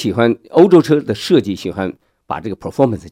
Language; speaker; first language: Chinese; native; Chinese